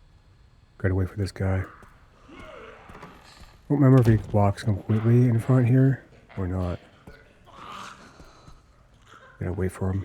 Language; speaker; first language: English; native; English